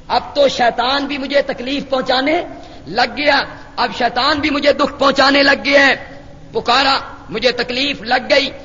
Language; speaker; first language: Urdu; non-native, local second language; Punjabi